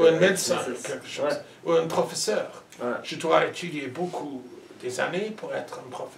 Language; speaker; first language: French; non-native, learner; English